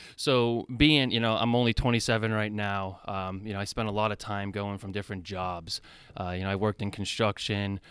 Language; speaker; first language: English; native; English